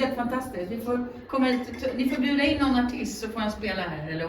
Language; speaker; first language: Swedish; native; Swedish